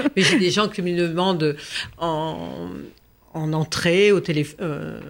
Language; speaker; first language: French; native; French